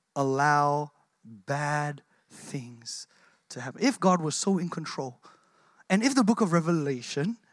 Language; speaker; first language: English; native; English